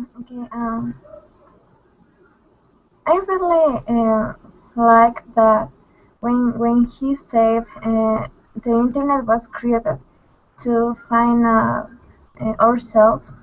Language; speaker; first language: English; non-native, learner; Spanish